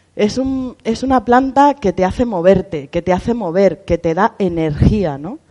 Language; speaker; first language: Spanish; native; Spanish